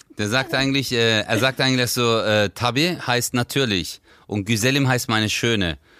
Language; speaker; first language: German; early bilingual, other home language; Turkish